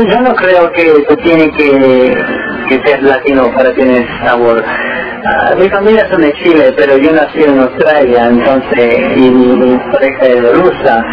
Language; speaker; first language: Spanish; early bilingual, heritage; Spanish